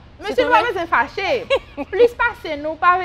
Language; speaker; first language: French; non-native, local second language; Haitian Creole